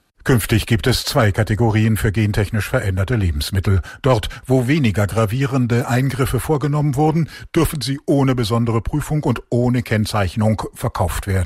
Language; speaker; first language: German; native; German